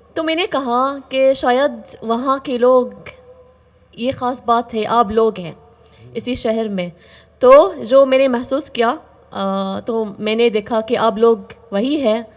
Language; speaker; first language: Urdu; non-native, fluent; Arabic